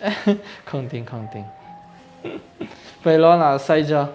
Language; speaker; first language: Vietnamese; non-native, fluent; Chinese